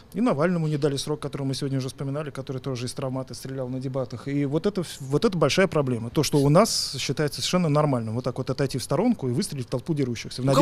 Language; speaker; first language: Russian; native; Russian